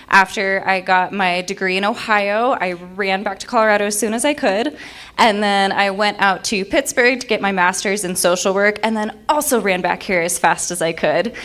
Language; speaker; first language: English; native; English